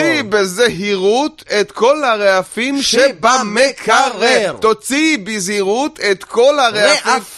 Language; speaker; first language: Hebrew; native; Hebrew